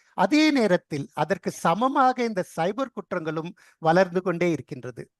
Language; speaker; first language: Tamil; non-native, local second language; Telugu